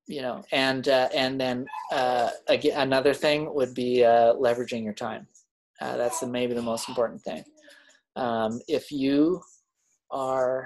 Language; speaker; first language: English; native; English